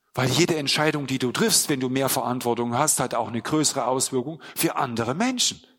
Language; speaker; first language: German; native; German